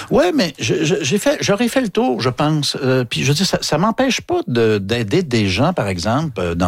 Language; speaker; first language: French; native; French